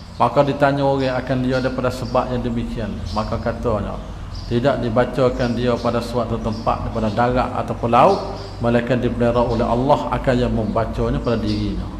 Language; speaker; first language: Malay; native; Malay